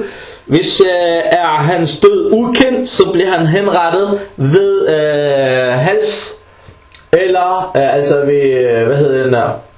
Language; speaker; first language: Danish; early bilingual, other home language; Arabic